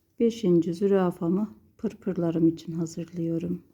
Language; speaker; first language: Turkish; native; Turkish